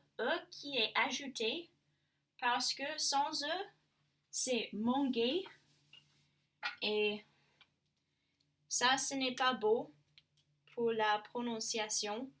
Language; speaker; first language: French; non-native, learner; English